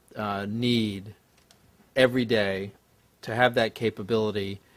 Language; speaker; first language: English; native; English